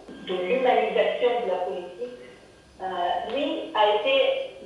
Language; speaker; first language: French; non-native, fluent; Arabic